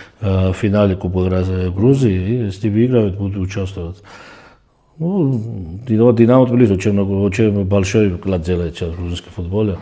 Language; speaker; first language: Russian; non-native, fluent; Georgian